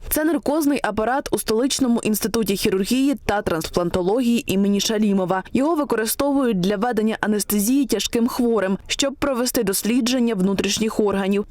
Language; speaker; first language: Ukrainian; native; Ukrainian